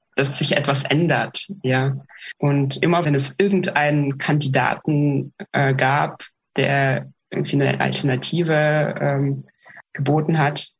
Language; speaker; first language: German; non-native, fluent; Russian